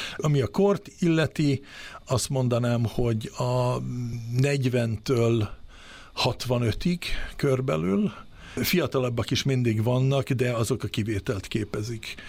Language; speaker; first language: Hungarian; early bilingual, heritage; Swedish